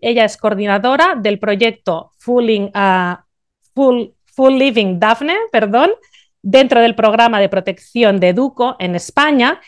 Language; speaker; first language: Spanish; native; Spanish